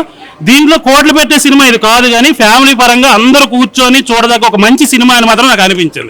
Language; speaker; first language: Telugu; native; Telugu